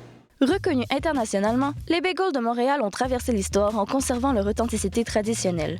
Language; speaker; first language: French; native; French